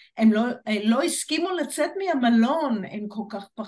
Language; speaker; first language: Hebrew; non-native, fluent; English